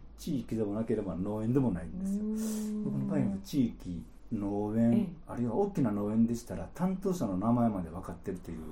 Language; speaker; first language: Japanese; native; Japanese